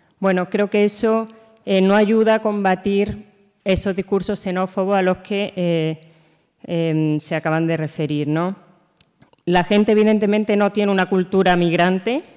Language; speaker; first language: Spanish; native; Spanish